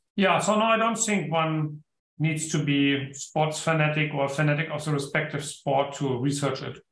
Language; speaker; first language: English; non-native, fluent; German